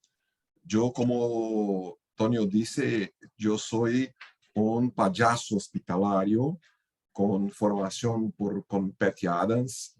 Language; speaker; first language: Spanish; non-native, fluent; Portuguese